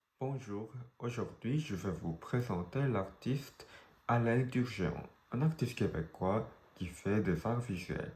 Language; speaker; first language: French; non-native, learner; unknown